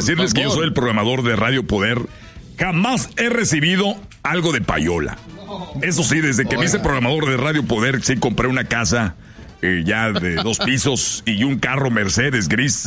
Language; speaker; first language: Spanish; native; Spanish